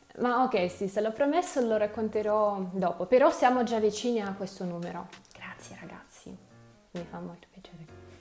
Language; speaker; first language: Italian; non-native, fluent; Russian